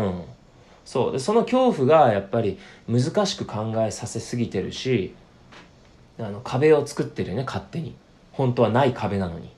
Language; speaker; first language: Japanese; native; Japanese